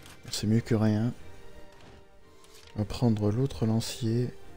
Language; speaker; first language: French; native; French